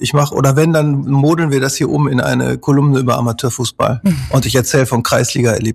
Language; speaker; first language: German; native; German